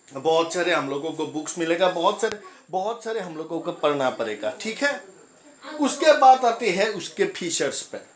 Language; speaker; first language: Hindi; non-native, local second language; Assamese